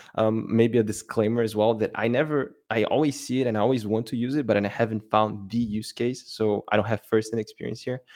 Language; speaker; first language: English; non-native, fluent; Portuguese